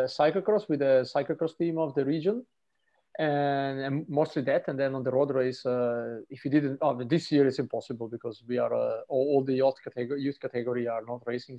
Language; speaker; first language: English; non-native, fluent; Italian